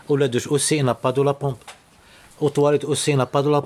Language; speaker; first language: French; non-native, learner; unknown